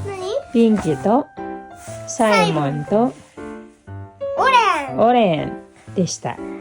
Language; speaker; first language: Japanese; non-native, learner; Filipino